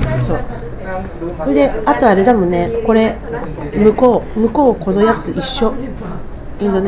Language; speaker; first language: Japanese; native; Japanese